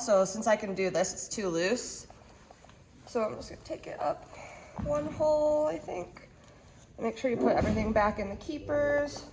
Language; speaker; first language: English; native; English